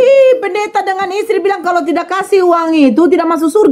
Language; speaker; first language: Indonesian; native; Indonesian